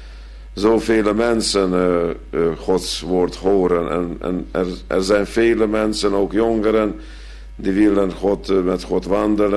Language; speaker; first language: Dutch; non-native, fluent; Hungarian